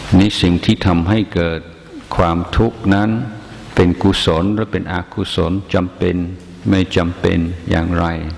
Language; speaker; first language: Thai; non-native, fluent; English